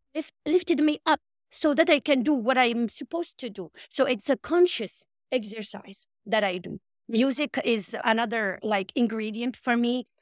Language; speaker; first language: English; non-native, fluent; Arabic